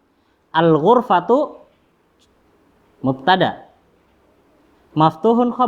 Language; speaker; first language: Arabic; non-native, fluent; Indonesian